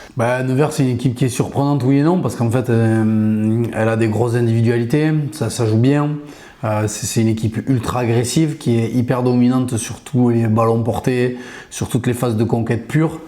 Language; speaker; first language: French; native; French